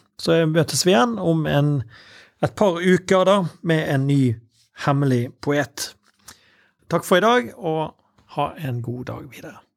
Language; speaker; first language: Norwegian; native; Norwegian